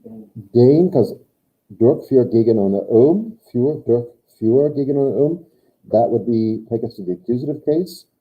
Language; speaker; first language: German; non-native, fluent; English